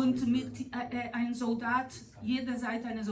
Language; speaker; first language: German; non-native, learner; Portuguese